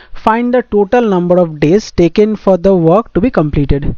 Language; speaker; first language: English; non-native, local second language; Bangla